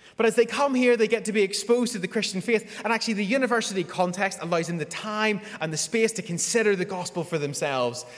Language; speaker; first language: English; native; English